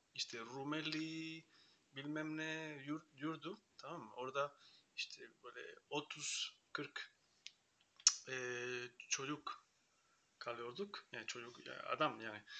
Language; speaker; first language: Turkish; non-native, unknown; Spanish